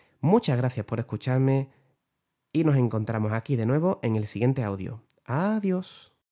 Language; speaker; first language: Spanish; native; Spanish